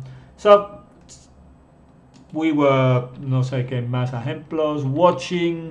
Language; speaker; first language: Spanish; non-native, fluent; English